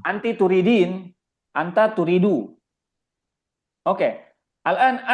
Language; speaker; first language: Arabic; non-native, fluent; Indonesian